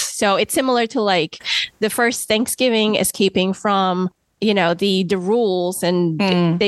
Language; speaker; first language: English; non-native, local second language; Filipino